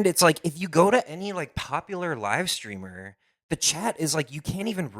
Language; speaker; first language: English; native; English